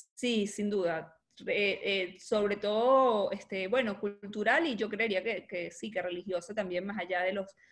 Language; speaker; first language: Spanish; native; Spanish